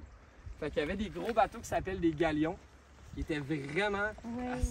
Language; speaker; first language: French; native; French